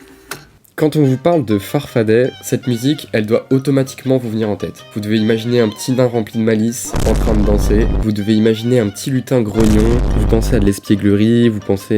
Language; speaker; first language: French; native; French